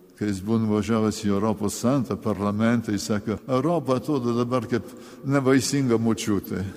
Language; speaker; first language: Lithuanian; early bilingual, heritage; Lithuanian